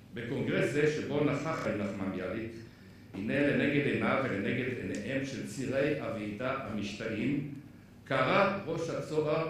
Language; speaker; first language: Hebrew; native; Hebrew